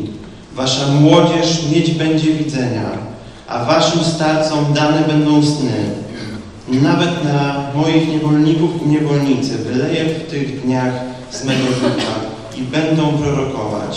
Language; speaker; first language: Polish; native; Polish